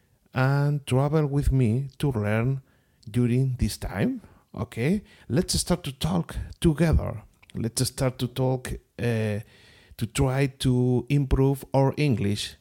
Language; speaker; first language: English; non-native, learner; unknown